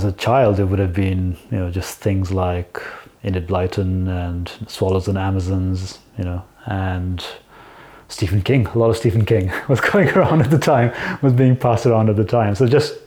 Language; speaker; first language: English; non-native, local second language; Nepali